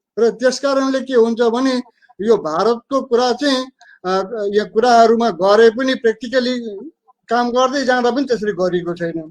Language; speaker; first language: Nepali; native; Nepali